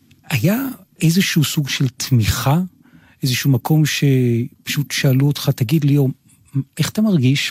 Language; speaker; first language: Hebrew; native; Hebrew